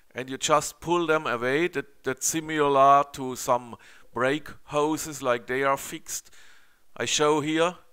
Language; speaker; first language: English; non-native, learner; German